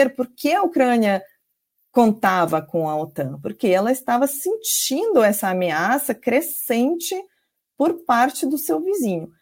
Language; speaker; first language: Portuguese; non-native, fluent; Ukrainian